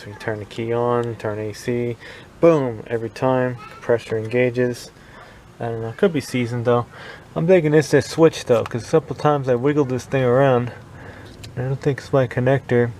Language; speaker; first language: English; native; English